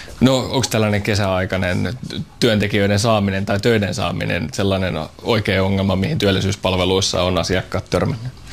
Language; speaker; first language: Finnish; native; Finnish